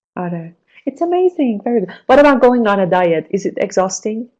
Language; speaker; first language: English; non-native, fluent; Persian